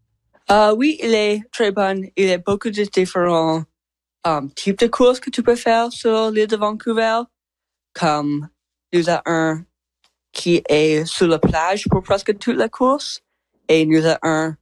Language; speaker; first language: French; non-native, learner; English